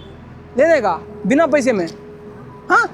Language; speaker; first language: Hindi; non-native, local second language; Kannada